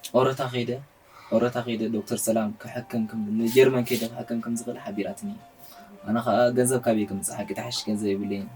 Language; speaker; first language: Tigrinya; native; Tigrinya